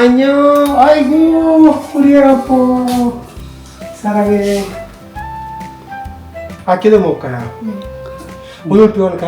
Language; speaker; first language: Korean; non-native, fluent; Italian